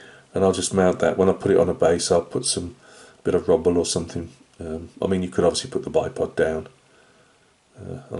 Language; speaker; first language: English; native; English